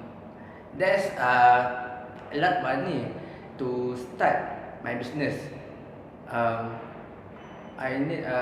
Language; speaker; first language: English; non-native, learner; Malay